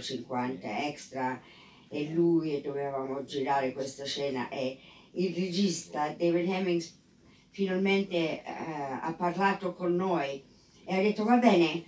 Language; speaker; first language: Italian; non-native, fluent; English